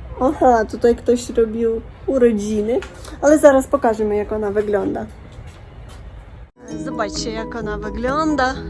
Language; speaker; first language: Polish; non-native, learner; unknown